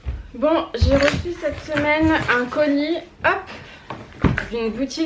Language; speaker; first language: French; native; French